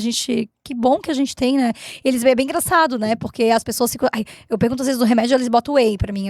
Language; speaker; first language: Portuguese; native; Portuguese